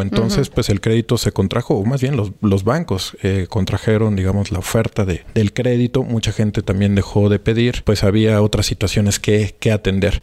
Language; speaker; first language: Spanish; native; Spanish